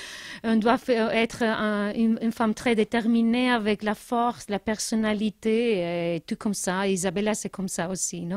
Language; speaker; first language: French; non-native, learner; Spanish